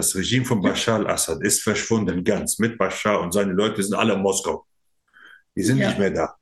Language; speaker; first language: German; non-native, fluent; Arabic